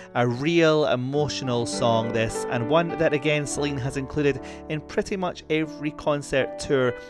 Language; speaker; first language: English; native; English